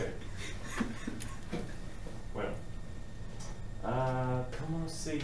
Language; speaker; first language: Spanish; non-native, fluent; English